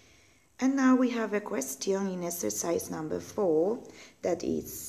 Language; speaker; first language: English; non-native, learner; Spanish